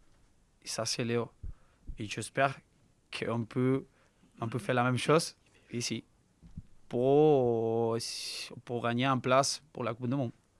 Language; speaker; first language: French; non-native, learner; Spanish